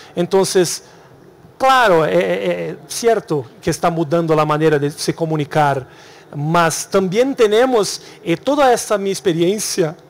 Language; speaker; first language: Spanish; non-native, learner; Portuguese